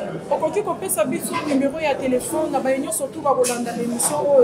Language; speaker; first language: French; non-native, local second language; Lingala